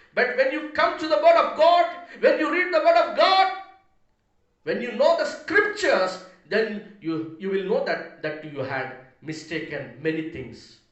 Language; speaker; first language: English; non-native, local second language; Telugu